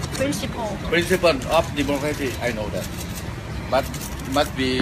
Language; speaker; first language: English; non-native, learner; Thai